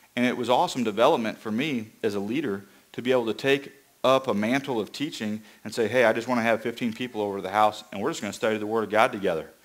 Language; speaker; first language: English; native; English